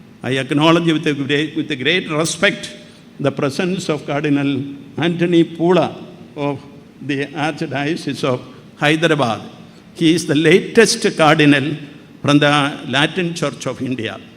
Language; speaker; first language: English; non-native, local second language; Malayalam